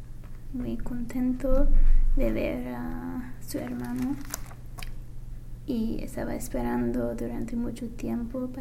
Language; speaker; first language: Spanish; non-native, learner; English